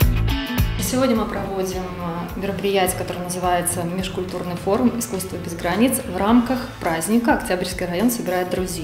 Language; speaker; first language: Russian; native; Russian